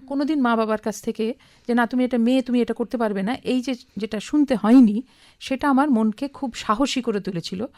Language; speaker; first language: Bangla; native; Bangla